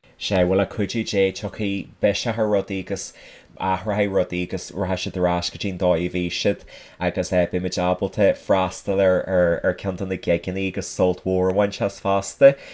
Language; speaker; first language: Irish; native; Irish